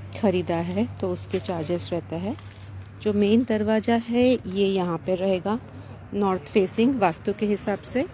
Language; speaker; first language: Hindi; non-native, local second language; Marathi